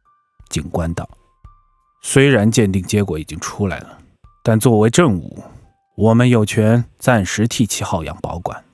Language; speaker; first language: Chinese; native; Chinese